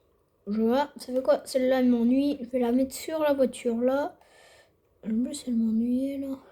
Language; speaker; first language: French; native; French